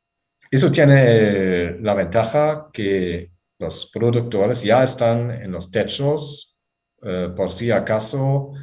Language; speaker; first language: Spanish; non-native, fluent; German